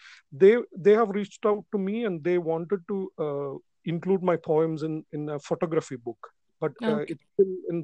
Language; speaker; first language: English; non-native, local second language; Malayalam